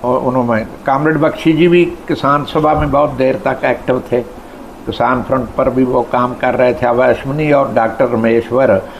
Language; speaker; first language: Hindi; non-native, local second language; Punjabi